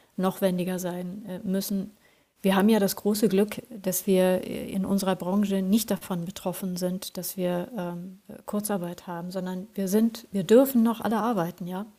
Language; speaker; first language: German; non-native, fluent; Swedish